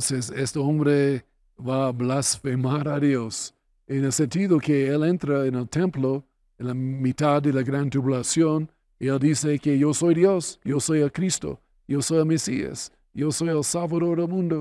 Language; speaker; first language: Spanish; non-native, fluent; English